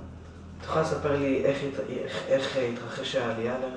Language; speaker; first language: Hebrew; native; Hebrew